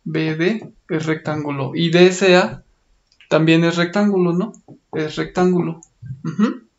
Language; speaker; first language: Spanish; native; Spanish